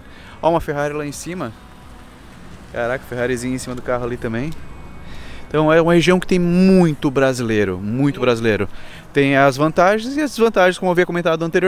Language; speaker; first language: Portuguese; native; Portuguese